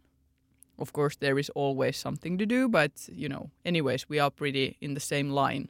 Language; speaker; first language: English; non-native, fluent; Finnish